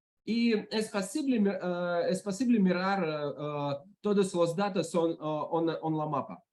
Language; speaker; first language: Spanish; non-native, learner; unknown